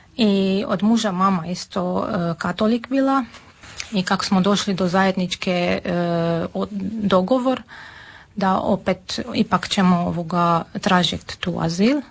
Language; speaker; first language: Serbian; non-native, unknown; Armenian